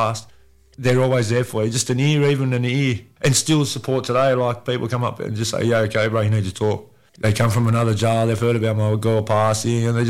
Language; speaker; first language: English; native; English